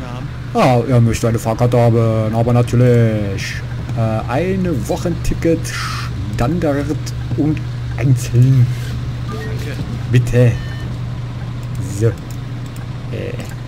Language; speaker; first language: German; native; German